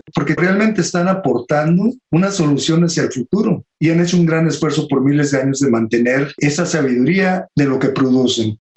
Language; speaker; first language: Spanish; native; Spanish